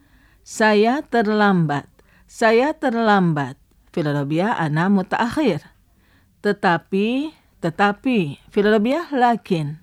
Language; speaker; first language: Arabic; non-native, fluent; Indonesian